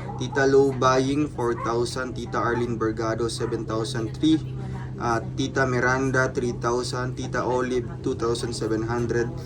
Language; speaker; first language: Filipino; non-native, local second language; Cebuano